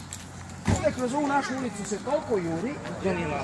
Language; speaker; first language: Serbian; native; Serbian